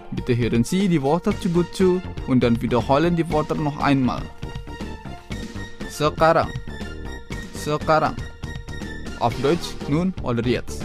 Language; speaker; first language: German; non-native, fluent; Indonesian